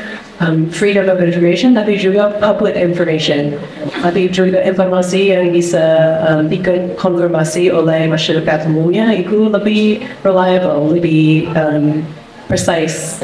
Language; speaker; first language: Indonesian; non-native, fluent; English